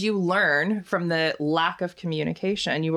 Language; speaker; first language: English; native; English